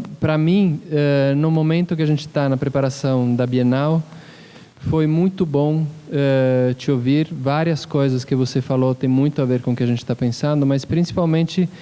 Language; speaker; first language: Portuguese; non-native, fluent; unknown